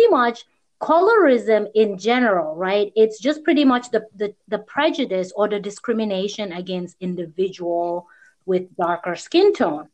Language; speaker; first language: English; native; English